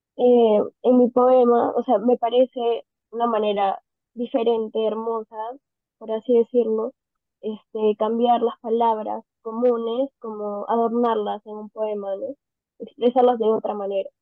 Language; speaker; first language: Spanish; native; Spanish